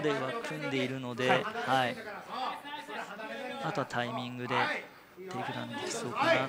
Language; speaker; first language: Japanese; native; Japanese